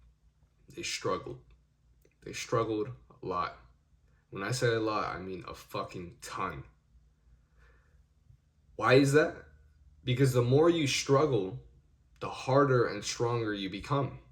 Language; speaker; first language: English; native; English